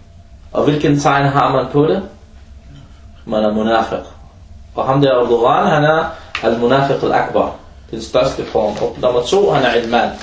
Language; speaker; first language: Danish; early bilingual, other home language; Arabic